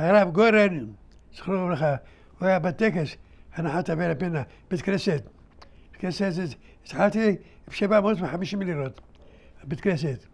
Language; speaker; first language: Hebrew; early bilingual, other home language; Arabic